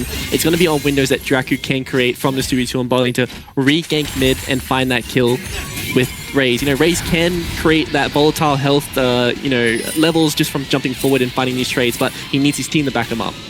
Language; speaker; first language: English; native; English